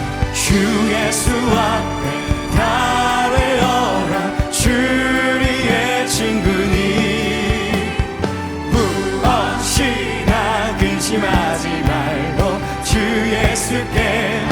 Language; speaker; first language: Korean; native; Korean